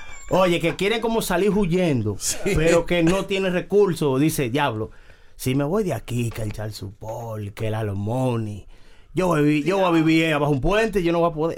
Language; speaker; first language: Spanish; early bilingual, heritage; Spanish